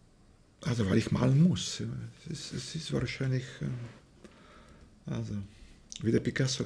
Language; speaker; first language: German; non-native, fluent; Slovak